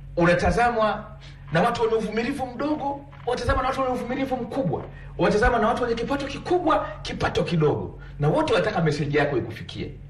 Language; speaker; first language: Swahili; native; Swahili